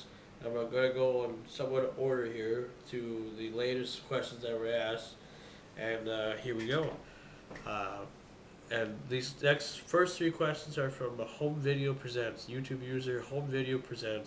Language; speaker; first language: English; native; English